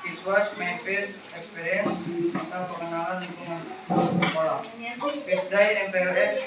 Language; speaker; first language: English; non-native, learner; Indonesian